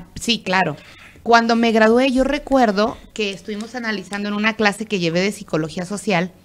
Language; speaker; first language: Spanish; native; Spanish